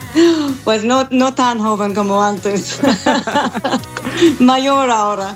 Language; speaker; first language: Spanish; non-native, learner; English